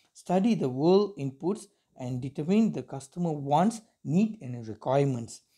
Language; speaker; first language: English; non-native, local second language; Tamil